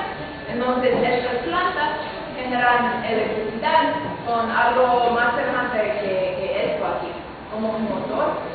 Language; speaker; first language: Spanish; non-native, fluent; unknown